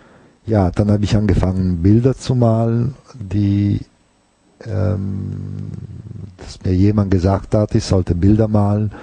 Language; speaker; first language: German; non-native, fluent; Italian